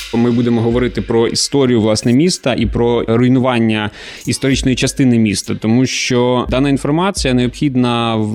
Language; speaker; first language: Ukrainian; native; Ukrainian